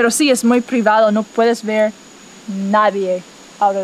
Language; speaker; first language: Spanish; non-native, learner; English